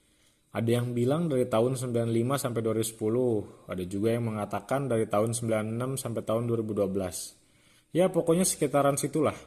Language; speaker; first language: Indonesian; native; Indonesian